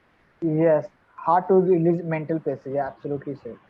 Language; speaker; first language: English; non-native, learner; Hindi